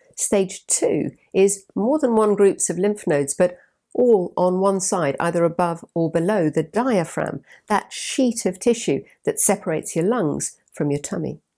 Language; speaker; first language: English; native; English